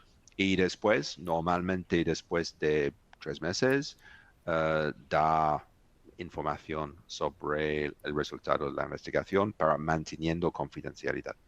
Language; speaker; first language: Spanish; non-native, fluent; English